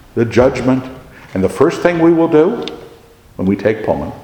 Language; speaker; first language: English; native; English